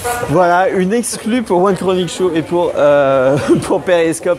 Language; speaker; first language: French; native; French